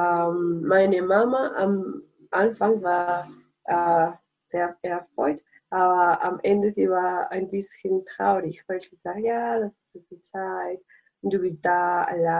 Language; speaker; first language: German; non-native, learner; Spanish